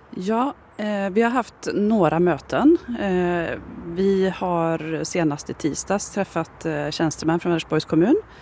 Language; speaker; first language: Swedish; native; Swedish